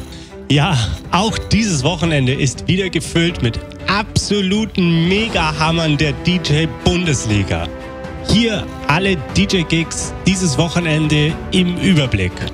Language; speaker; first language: German; native; German